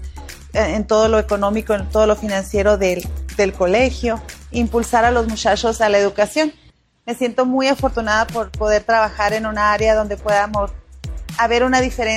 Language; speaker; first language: Spanish; native; Spanish